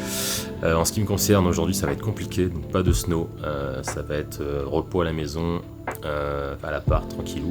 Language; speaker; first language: French; native; French